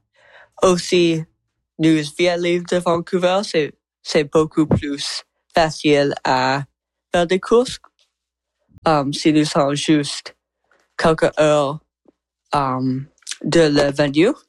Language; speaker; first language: French; non-native, learner; English